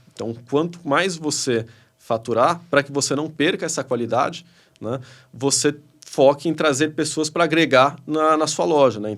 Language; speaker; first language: Portuguese; early bilingual, other home language; Spanish